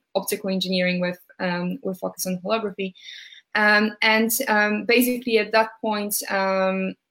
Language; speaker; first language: English; non-native, fluent; Polish